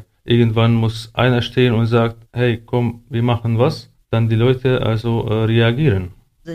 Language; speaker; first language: German; non-native, fluent; Arabic